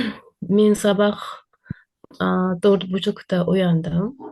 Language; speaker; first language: Turkish; non-native, learner; Uzbek